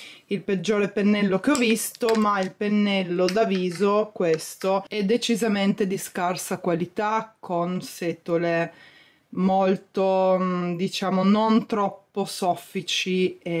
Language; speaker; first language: Italian; native; Italian